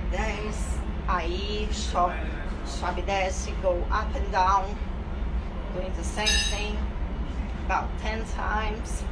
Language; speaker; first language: English; non-native, fluent; Portuguese